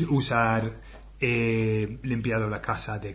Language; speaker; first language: Spanish; non-native, fluent; English